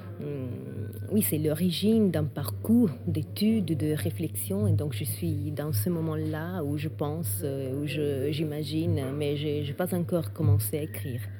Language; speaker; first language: French; non-native, fluent; Italian